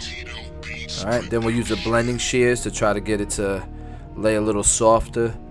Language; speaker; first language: English; native; English